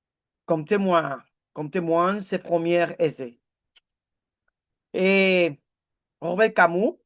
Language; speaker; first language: French; non-native, learner; Spanish